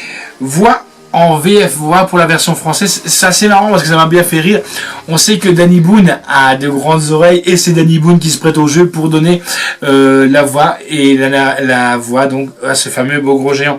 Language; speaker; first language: French; native; French